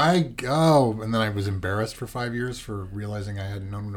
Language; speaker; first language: English; native; English